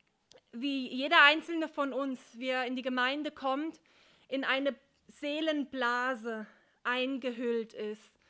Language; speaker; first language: German; native; German